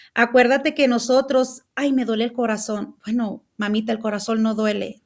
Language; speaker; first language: Spanish; early bilingual, heritage; Spanish